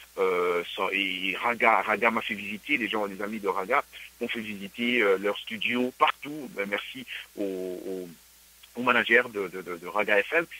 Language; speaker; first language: French; non-native, local second language; Luba-Lulua